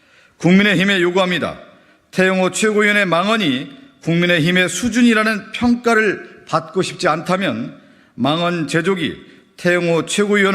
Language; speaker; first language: Korean; native; Korean